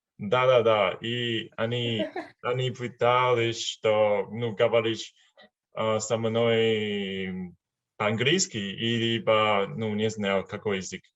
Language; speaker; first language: Russian; non-native, learner; Chinese